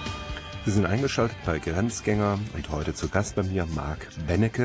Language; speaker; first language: German; native; German